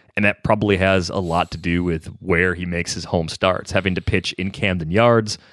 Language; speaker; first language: English; native; English